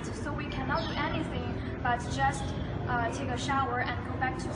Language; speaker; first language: English; non-native, learner; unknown